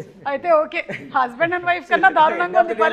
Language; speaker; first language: Telugu; native; Telugu